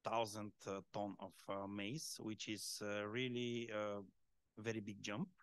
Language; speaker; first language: English; non-native, fluent; Bulgarian